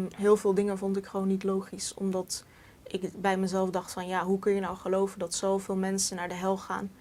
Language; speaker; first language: Dutch; early bilingual, other home language; Turkish